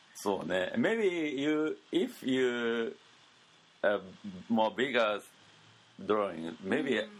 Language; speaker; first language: English; non-native, learner; Japanese